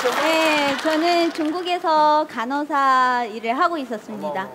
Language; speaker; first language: Korean; non-native, fluent; Chinese